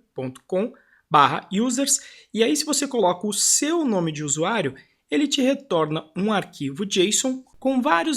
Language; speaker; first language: Portuguese; native; Portuguese